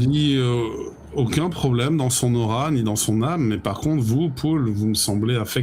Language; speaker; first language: French; native; French